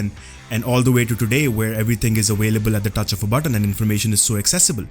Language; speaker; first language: English; non-native, local second language; Urdu